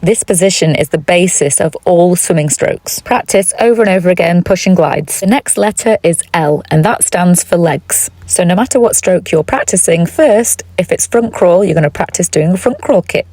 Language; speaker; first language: English; native; English